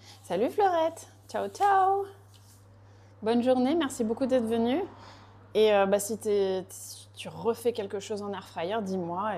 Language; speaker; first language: French; native; French